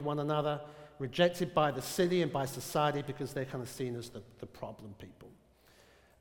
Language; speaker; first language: English; native; English